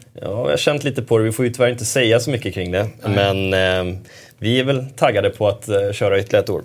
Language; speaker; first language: Swedish; native; Swedish